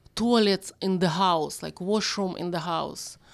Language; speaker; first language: English; non-native, learner; Ukrainian